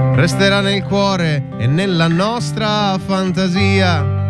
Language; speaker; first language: Italian; native; Italian